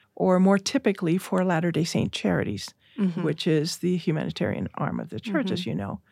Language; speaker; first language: English; early bilingual, other home language; Spanish